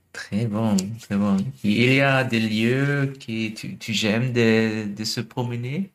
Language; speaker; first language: French; non-native, learner; German